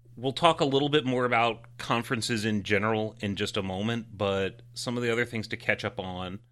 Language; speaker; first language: English; native; English